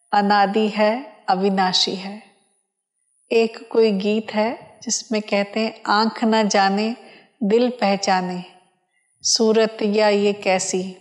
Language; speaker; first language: Hindi; non-native, local second language; Odia